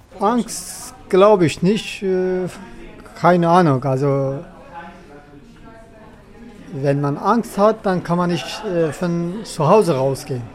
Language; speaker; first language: German; non-native, learner; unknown